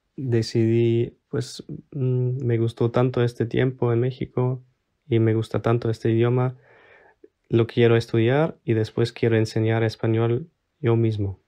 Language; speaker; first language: Spanish; non-native, fluent; German